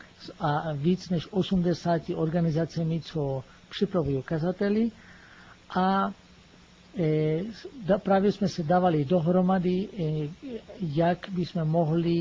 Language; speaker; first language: Czech; non-native, fluent; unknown